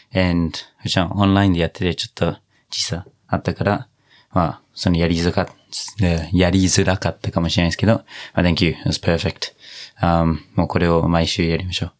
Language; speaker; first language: Japanese; non-native, fluent; English